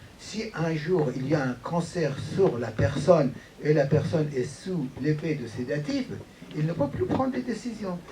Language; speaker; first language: French; non-native, fluent; Persian